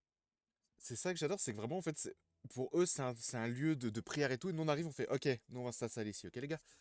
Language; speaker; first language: French; native; French